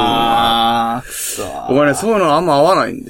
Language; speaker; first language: Japanese; native; Japanese